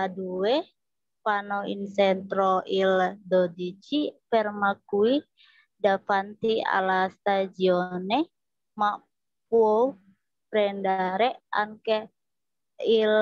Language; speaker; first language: Italian; non-native, learner; Indonesian